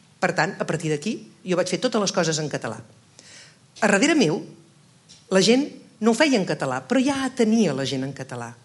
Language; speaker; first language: Catalan; native; Catalan